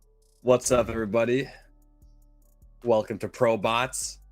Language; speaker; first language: English; native; English